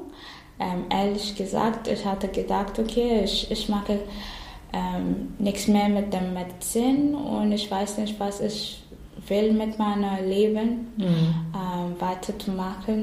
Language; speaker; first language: German; non-native, learner; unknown